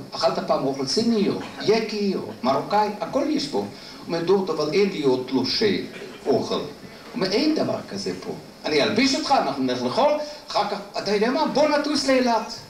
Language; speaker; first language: Hebrew; non-native, fluent; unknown